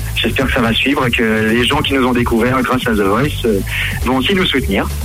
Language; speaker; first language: French; native; French